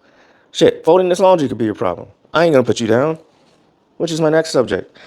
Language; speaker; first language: English; native; English